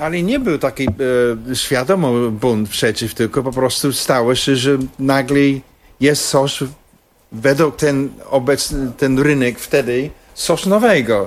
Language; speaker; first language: Polish; non-native, fluent; English